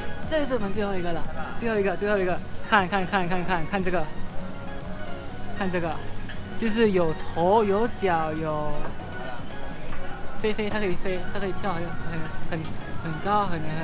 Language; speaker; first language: Chinese; non-native, learner; Thai